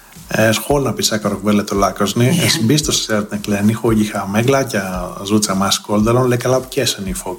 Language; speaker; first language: Hungarian; non-native, learner; Greek